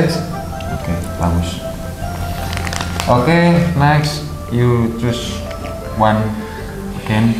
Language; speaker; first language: English; non-native, learner; Indonesian